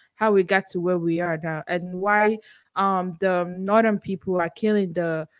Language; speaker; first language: English; non-native, local second language; Igbo